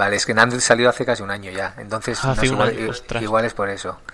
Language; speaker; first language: Spanish; native; Spanish